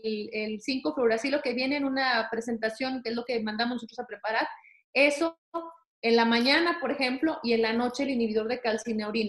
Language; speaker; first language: Spanish; native; Spanish